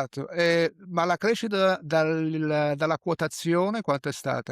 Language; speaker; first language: Italian; native; Italian